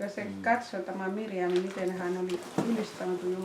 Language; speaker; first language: Finnish; non-native, fluent; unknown